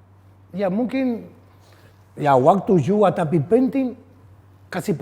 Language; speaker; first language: Indonesian; non-native, fluent; Spanish